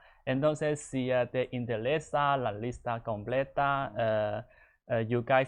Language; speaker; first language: Spanish; non-native, learner; Chinese